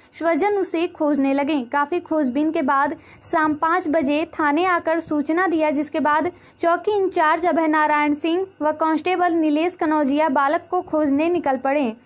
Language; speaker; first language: Hindi; native; Hindi